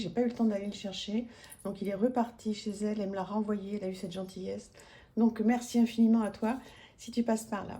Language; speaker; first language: French; native; French